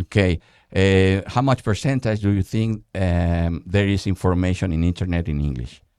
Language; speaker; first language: English; non-native, fluent; Spanish